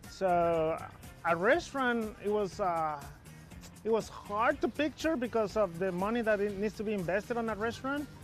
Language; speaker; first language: English; non-native, fluent; Spanish